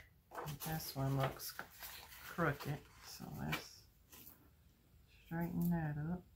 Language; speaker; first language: English; native; English